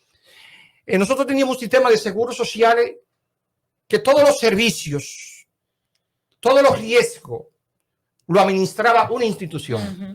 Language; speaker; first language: Spanish; native; Spanish